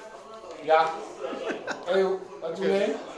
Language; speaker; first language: English; non-native, learner; Chinese